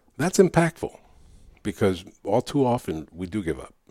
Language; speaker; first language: English; early bilingual, other home language; Spanish